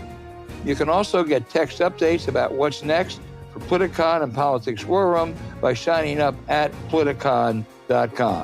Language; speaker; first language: English; native; English